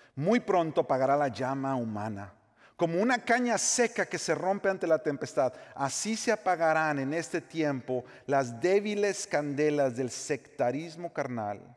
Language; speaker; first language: Spanish; native; Spanish